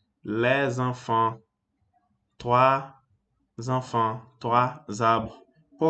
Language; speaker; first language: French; non-native, fluent; Portuguese